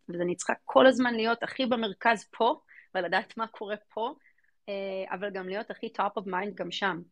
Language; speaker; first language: Hebrew; early bilingual, other home language; English